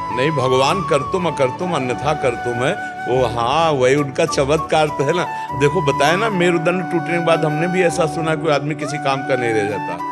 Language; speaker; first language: Hindi; native; Hindi